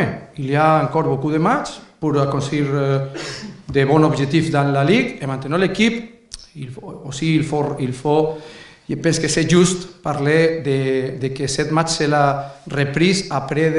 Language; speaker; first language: French; non-native, learner; Spanish